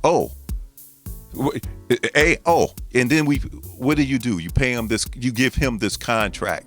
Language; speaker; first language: English; native; English